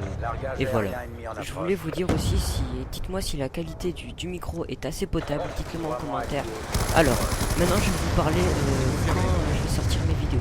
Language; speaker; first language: French; native; French